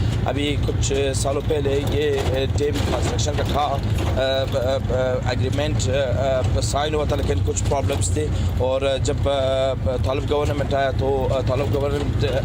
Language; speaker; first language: Hindi; non-native, fluent; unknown